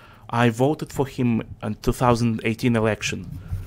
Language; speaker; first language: English; non-native, fluent; Russian